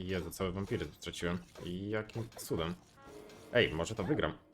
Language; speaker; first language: Polish; native; Polish